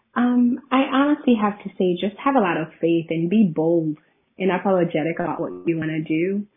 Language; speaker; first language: English; early bilingual, other home language; Haitian Creole